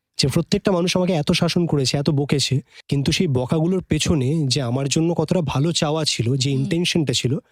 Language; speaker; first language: Bangla; native; Bangla